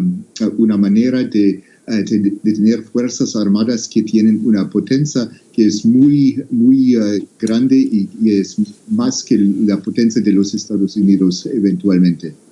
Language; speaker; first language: Spanish; non-native, fluent; English